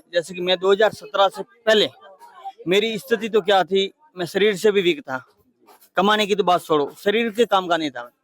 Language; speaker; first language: Hindi; native; Hindi